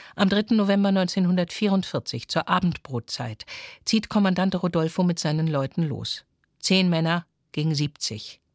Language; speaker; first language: German; native; German